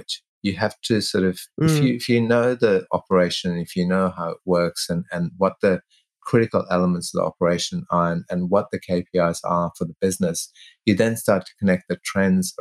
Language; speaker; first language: English; non-native, local second language; Tamil